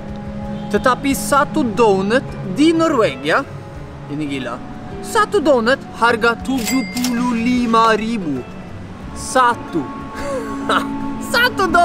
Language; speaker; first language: Indonesian; non-native, fluent; Norwegian